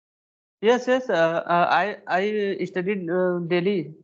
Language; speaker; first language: English; non-native, learner; Hindi